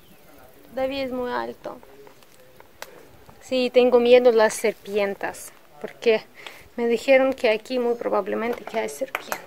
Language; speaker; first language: Spanish; non-native, learner; Russian